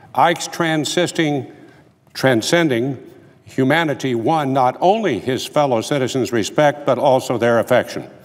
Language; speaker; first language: English; native; English